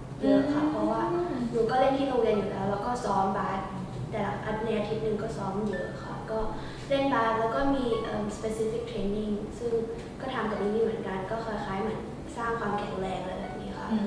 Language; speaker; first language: Thai; native; Thai